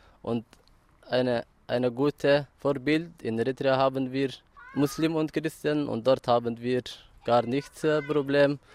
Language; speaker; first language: German; non-native, learner; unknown